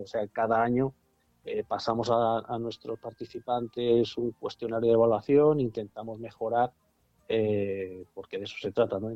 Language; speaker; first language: Spanish; native; Spanish